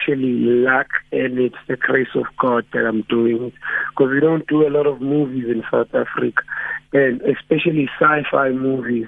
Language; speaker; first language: English; non-native, local second language; Zulu